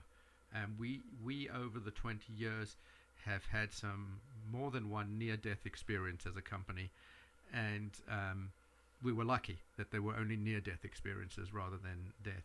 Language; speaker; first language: English; native; English